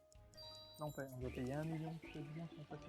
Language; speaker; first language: French; native; French